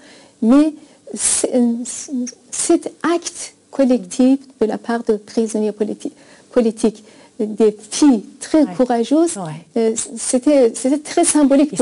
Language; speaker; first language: French; non-native, fluent; Persian